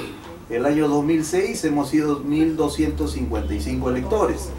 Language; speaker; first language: Spanish; native; Spanish